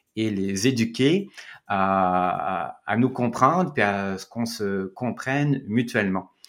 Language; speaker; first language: French; native; French